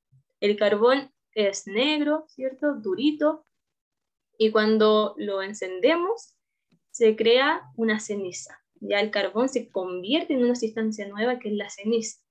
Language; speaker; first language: Spanish; native; Spanish